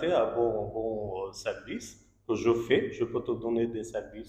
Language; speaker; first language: French; non-native, learner; Bangla